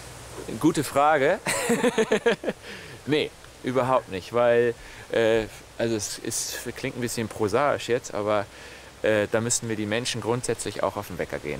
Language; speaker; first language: German; native; German